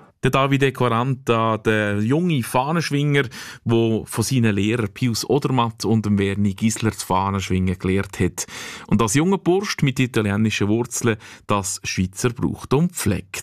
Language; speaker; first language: German; native; German